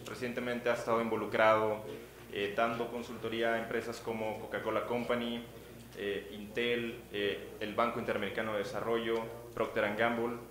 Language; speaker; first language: Spanish; native; Spanish